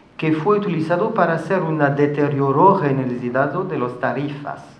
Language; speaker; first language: Spanish; non-native, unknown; French